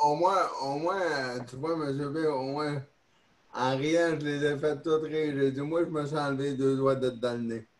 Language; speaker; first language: French; native; French